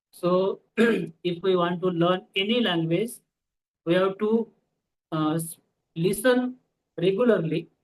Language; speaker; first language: English; non-native, local second language; Marathi